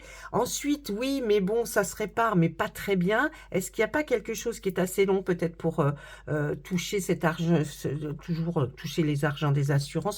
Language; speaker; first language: French; native; French